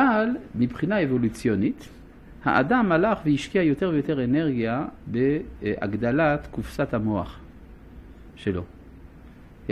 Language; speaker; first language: Hebrew; non-native, fluent; French